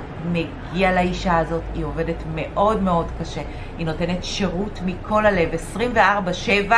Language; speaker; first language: Hebrew; native; Hebrew